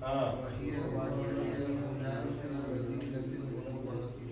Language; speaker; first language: Arabic; non-native, learner; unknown